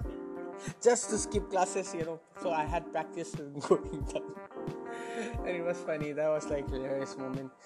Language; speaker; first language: English; non-native, local second language; Manipuri